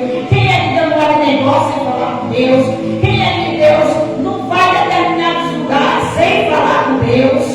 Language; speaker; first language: Portuguese; native; Portuguese